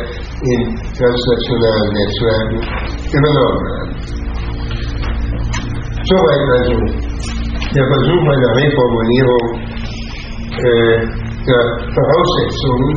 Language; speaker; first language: German; native; German